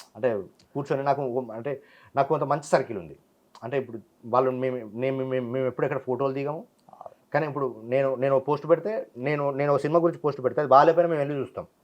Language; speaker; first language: Telugu; native; Telugu